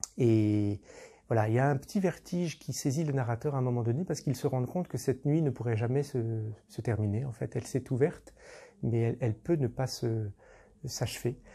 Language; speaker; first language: French; native; French